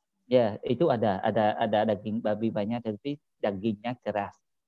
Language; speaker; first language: Indonesian; non-native, learner; Khmer